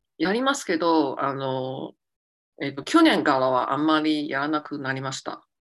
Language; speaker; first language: Japanese; non-native, fluent; Chinese